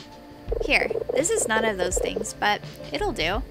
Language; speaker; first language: English; native; English